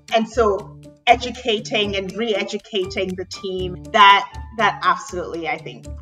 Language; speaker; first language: English; non-native, local second language; Akan